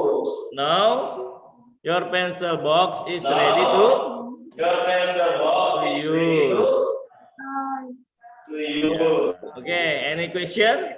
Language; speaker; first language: English; non-native, fluent; Indonesian